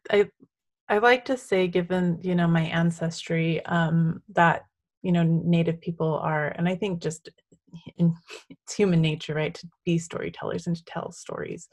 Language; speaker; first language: English; native; English